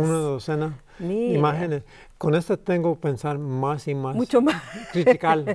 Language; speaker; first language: Spanish; early bilingual, heritage; English